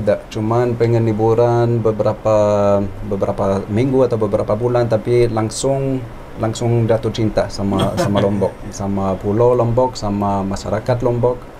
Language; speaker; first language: Indonesian; non-native, fluent; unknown